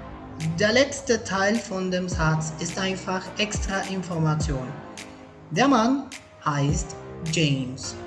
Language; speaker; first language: German; non-native, fluent; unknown